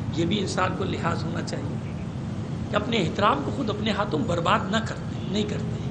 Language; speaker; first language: Urdu; native; Urdu